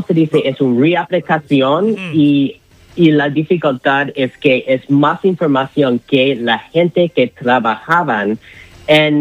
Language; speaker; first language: Spanish; non-native, learner; English